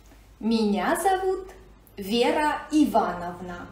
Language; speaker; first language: Russian; non-native, fluent; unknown